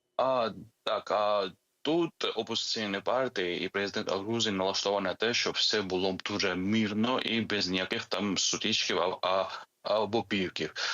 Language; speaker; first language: Ukrainian; non-native, fluent; Georgian